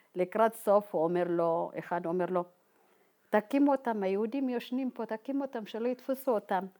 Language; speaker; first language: Hebrew; non-native, fluent; Tigrinya